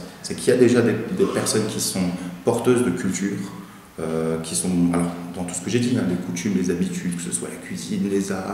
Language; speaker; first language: French; native; French